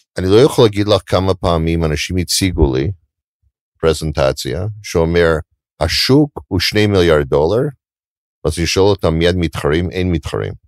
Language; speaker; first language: Hebrew; non-native, fluent; English